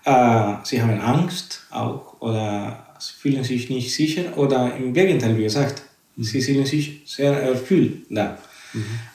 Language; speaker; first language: German; non-native, learner; Spanish